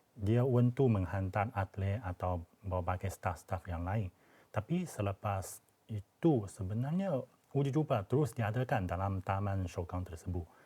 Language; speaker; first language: Malay; non-native, fluent; Chinese